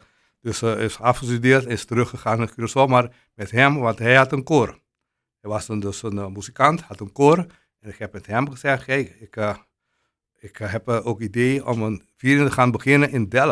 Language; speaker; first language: Dutch; non-native, local second language; Papiamento